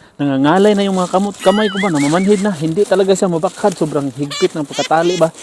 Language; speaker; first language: Filipino; non-native, local second language; Cebuano